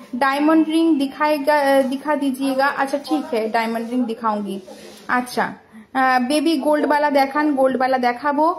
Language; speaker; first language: Hindi; non-native, local second language; Bangla